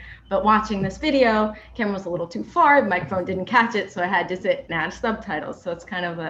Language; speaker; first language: English; native; English